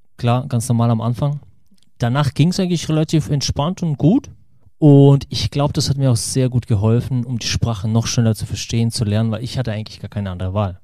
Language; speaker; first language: German; non-native, fluent; Russian